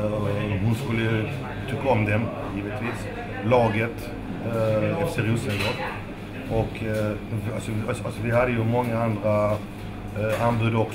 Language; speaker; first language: Swedish; early bilingual, other home language; Macedonian